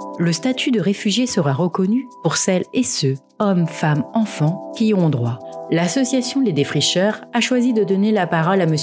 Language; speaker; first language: French; native; French